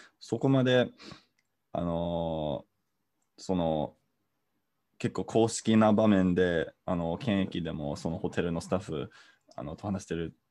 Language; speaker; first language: Japanese; non-native, fluent; English